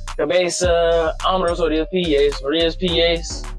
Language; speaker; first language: Spanish; non-native, learner; English